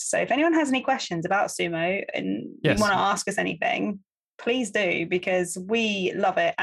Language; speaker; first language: English; native; English